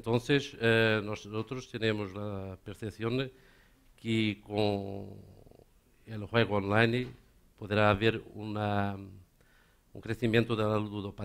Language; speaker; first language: Spanish; non-native, learner; Portuguese